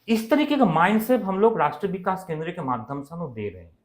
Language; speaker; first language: Hindi; non-native, local second language; Bangla